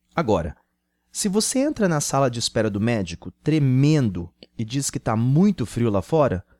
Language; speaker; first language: Portuguese; native; Portuguese